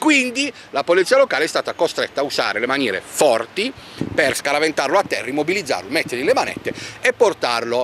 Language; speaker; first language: Italian; native; Italian